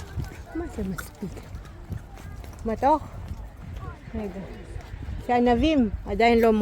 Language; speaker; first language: Hebrew; non-native, learner; Filipino